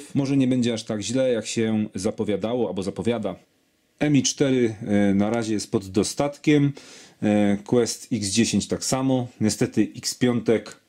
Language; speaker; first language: Polish; native; Polish